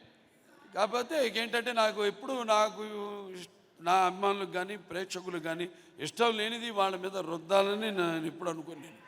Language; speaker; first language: Telugu; native; Telugu